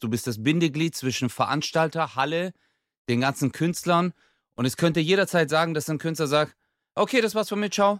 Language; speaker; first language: German; early bilingual, other home language; Turkish